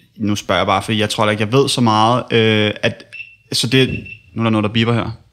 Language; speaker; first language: Danish; early bilingual, other home language; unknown